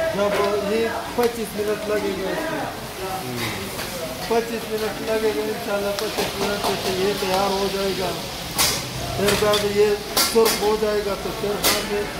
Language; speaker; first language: Urdu; non-native, local second language; Pashto